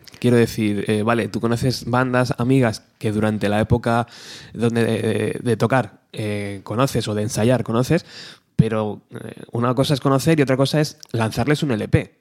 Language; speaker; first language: Spanish; native; Spanish